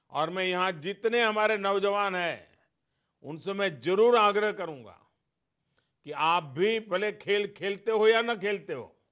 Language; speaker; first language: Hindi; non-native, local second language; Gujarati